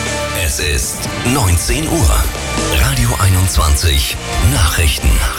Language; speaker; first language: German; native; German